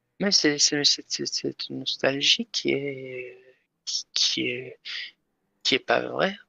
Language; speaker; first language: French; non-native, learner; Persian